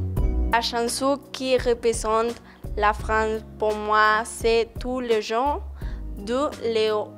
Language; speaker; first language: French; non-native, learner; Spanish